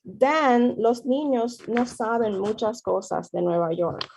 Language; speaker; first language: Spanish; native; Spanish